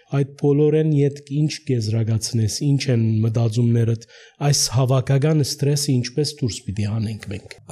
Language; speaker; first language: Armenian; early bilingual, heritage; Armenian